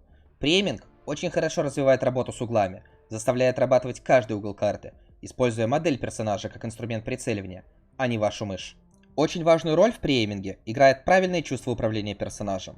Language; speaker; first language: Russian; native; Russian